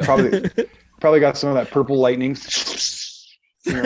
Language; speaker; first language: English; native; English